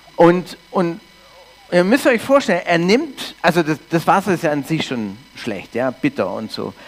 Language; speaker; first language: German; early bilingual, heritage; English